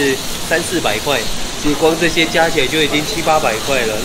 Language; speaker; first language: Chinese; native; Chinese